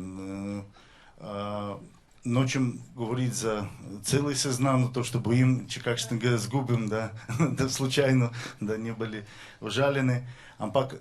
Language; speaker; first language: Slovenian; non-native, learner; Russian